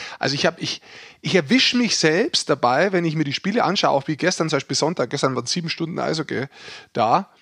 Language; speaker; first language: German; native; German